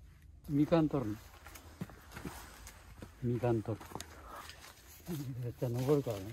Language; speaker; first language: Japanese; native; Japanese